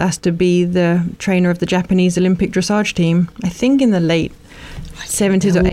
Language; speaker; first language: English; native; English